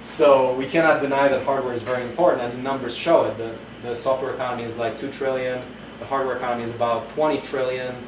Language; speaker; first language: English; non-native, fluent; Polish